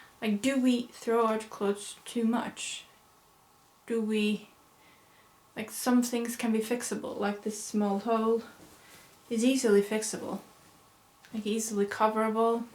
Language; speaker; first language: English; non-native, fluent; Swedish